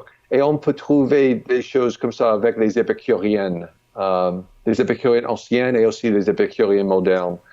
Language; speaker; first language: French; non-native, fluent; English